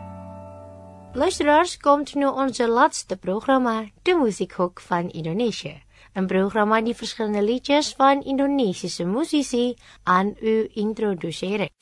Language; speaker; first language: Dutch; non-native, fluent; Indonesian